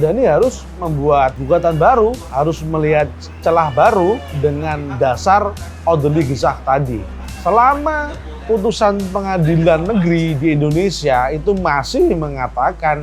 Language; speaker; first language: Indonesian; native; Indonesian